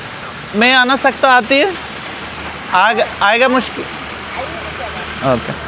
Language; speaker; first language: Hindi; non-native, learner; Bangla